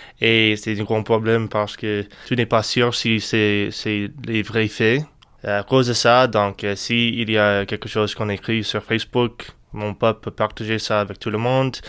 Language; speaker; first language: French; non-native, learner; English